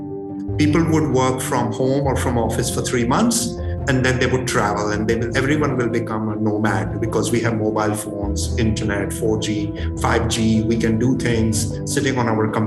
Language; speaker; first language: English; non-native, local second language; Hindi